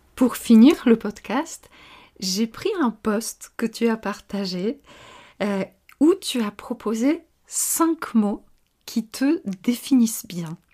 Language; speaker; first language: French; non-native, fluent; Polish